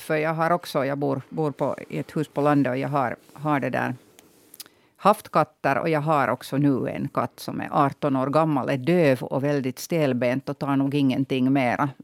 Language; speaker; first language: Swedish; native; Swedish